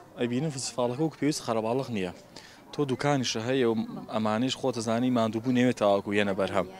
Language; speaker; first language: Central Kurdish; native; Central Kurdish